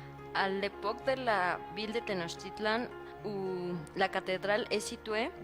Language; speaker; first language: French; non-native, learner; Spanish